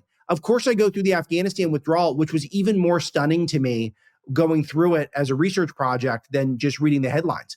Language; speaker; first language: English; native; English